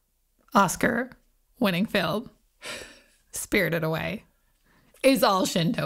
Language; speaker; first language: English; native; English